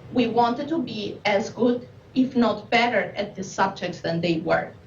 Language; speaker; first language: English; non-native, fluent; Albanian